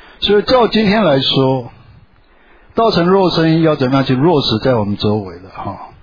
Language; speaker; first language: Chinese; non-native, local second language; Hakka Chinese